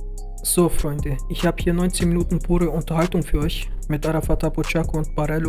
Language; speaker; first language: German; native; German